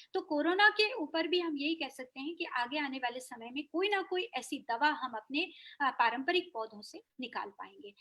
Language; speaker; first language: Hindi; native; Hindi